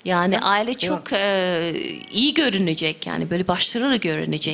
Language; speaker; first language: Turkish; non-native, fluent; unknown